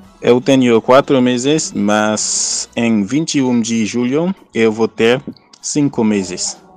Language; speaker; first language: Portuguese; non-native, fluent; Haitian Creole